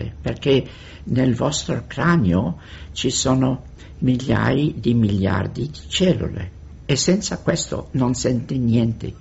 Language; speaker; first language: Italian; non-native, fluent; English